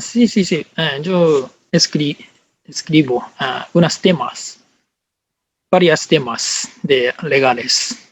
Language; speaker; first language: Spanish; non-native, learner; Japanese